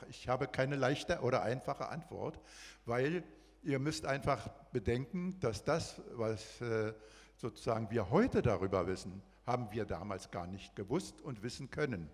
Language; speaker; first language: German; native; German